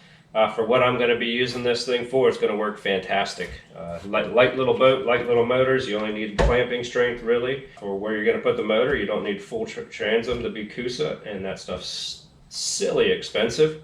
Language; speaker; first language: English; native; English